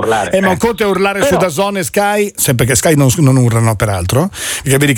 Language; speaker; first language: Italian; native; Italian